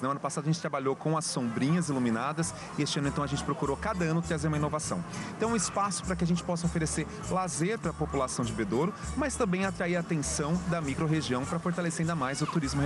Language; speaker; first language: Portuguese; native; Portuguese